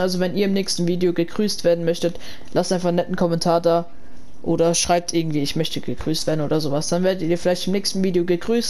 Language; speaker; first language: German; native; German